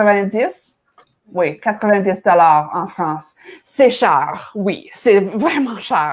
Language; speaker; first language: French; non-native, learner; English